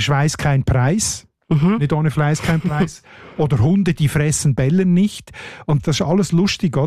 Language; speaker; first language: German; native; German